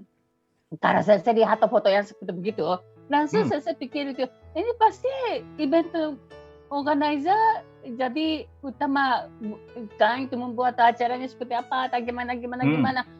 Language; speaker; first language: Indonesian; non-native, fluent; Japanese